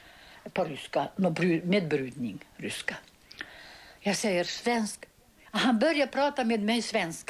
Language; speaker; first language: Swedish; early bilingual, heritage; Swedish